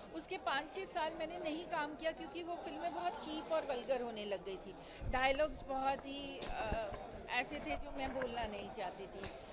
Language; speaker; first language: Hindi; non-native, local second language; Punjabi